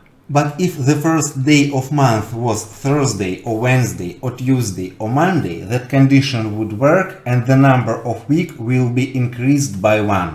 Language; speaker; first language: English; non-native, fluent; Russian